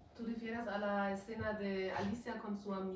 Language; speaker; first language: Spanish; non-native, fluent; German